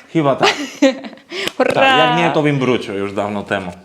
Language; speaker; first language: Polish; non-native, fluent; Spanish